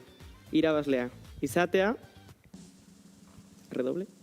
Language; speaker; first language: Basque; non-native, local second language; Spanish